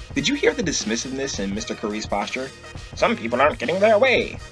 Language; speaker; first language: English; native; English